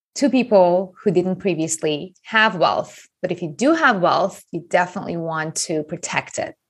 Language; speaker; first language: English; non-native, fluent; Persian